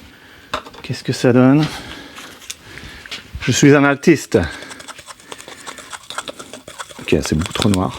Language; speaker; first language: French; native; French